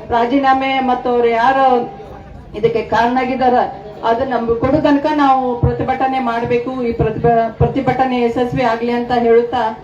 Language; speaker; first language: Kannada; native; Kannada